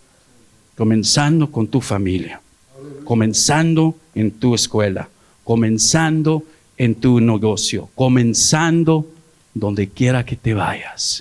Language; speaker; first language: Spanish; early bilingual, heritage; English